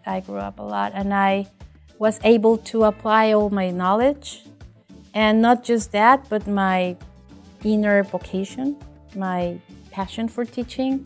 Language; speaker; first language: English; non-native, fluent; Spanish